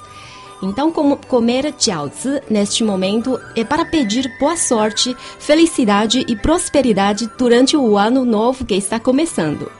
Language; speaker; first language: Portuguese; non-native, fluent; Chinese